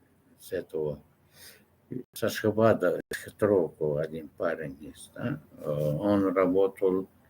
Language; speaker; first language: Russian; non-native, local second language; Turkmen